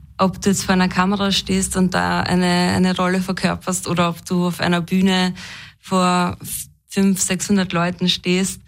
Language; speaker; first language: German; native; German